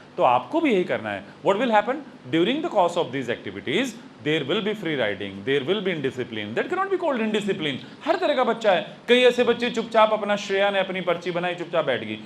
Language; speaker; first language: Hindi; native; Hindi